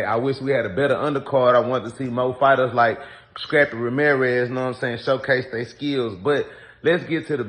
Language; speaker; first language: English; native; English